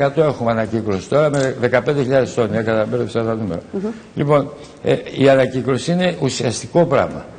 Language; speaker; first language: Greek; native; Greek